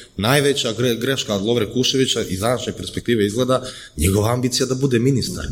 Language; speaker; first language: Croatian; native; Croatian